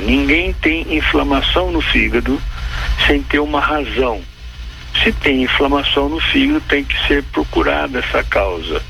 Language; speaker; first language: Portuguese; native; Portuguese